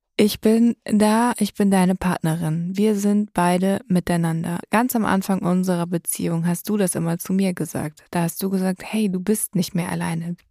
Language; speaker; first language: German; native; German